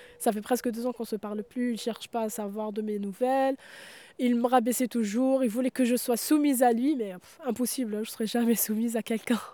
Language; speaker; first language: French; non-native, local second language; Arabic